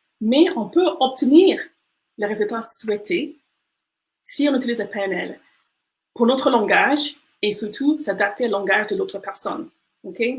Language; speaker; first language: French; non-native, fluent; English